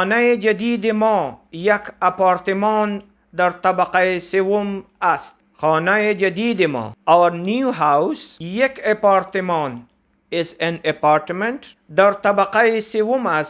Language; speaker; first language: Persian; non-native, fluent; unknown